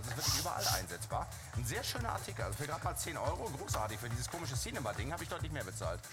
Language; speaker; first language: German; native; German